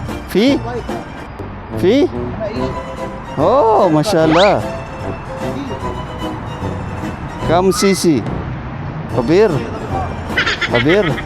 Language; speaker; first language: Arabic; non-native, learner; Filipino